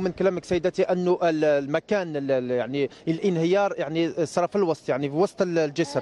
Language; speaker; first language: Arabic; native; Arabic